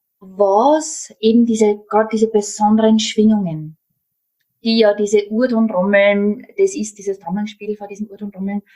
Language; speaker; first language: German; native; German